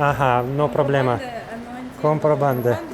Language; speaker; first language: Spanish; non-native, learner; Russian